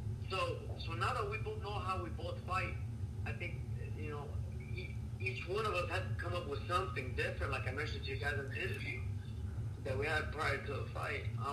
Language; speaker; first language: English; early bilingual, other home language; Spanish